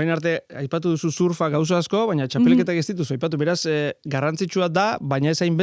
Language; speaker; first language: Basque; native; Basque